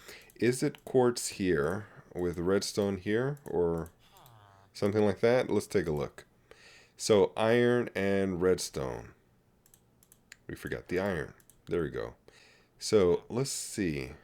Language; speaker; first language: English; native; English